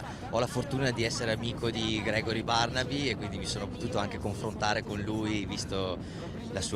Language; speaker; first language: Italian; native; Italian